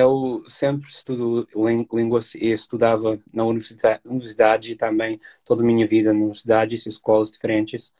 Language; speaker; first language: Portuguese; non-native, fluent; English